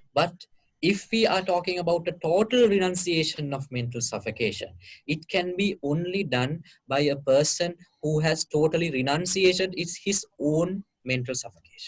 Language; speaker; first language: English; non-native, local second language; Sinhala